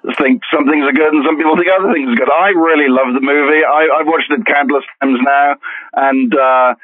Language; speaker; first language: English; native; English